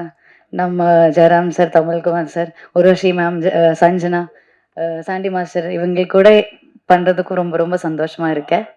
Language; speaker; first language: Tamil; non-native, learner; Malayalam